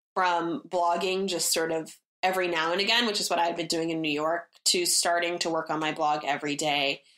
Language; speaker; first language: English; native; English